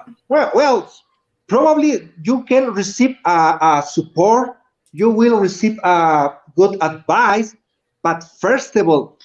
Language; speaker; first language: English; non-native, learner; Spanish